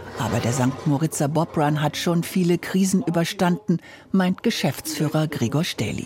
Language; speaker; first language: German; native; German